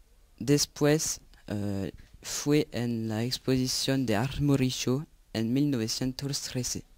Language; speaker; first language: Spanish; non-native, learner; French